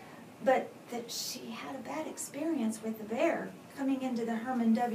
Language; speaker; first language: English; native; English